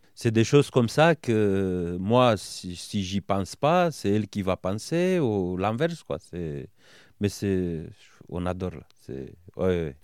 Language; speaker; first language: French; non-native, fluent; Romanian